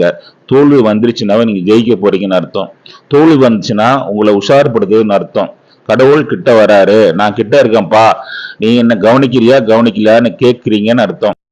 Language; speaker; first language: Tamil; native; Tamil